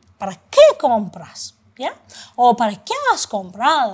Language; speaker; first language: Spanish; non-native, fluent; Uzbek